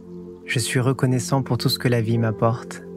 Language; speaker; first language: French; native; French